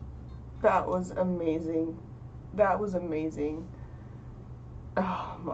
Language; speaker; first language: English; native; English